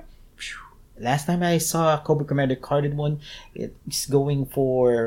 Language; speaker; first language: English; non-native, local second language; Filipino